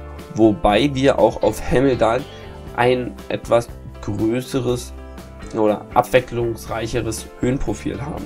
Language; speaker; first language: German; native; German